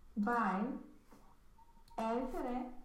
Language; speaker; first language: German; non-native, learner; Romanian